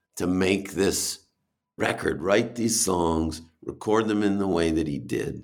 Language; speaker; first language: English; native; English